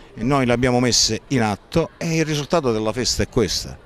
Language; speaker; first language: Italian; native; Italian